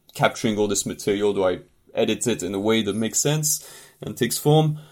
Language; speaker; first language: English; non-native, fluent; French